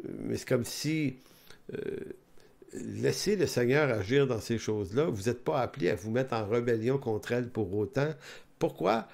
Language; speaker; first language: French; native; French